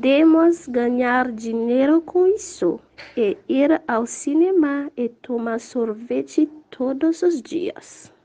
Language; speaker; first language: Portuguese; non-native, learner; Haitian Creole